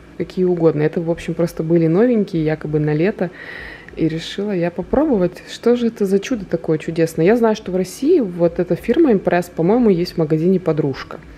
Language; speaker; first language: Russian; native; Russian